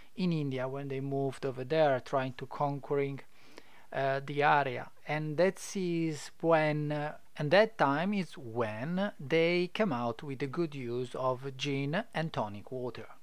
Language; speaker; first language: English; non-native, fluent; Italian